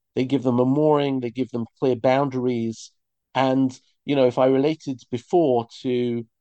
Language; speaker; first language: English; native; English